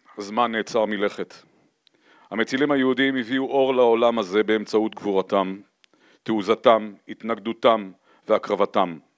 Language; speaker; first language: Hebrew; native; Hebrew